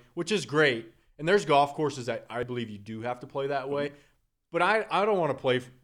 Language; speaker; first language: English; native; English